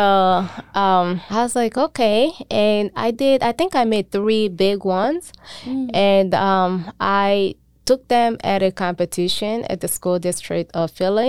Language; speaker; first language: English; non-native, fluent; Mandingo